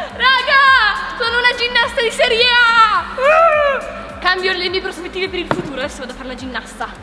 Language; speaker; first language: Italian; native; Italian